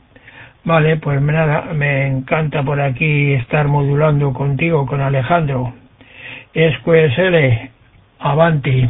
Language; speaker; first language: Spanish; native; Spanish